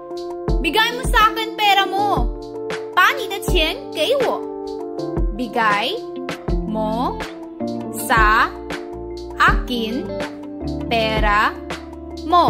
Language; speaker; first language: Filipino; non-native, fluent; Chinese